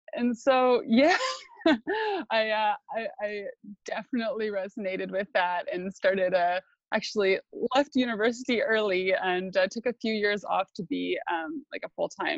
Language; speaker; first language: English; native; English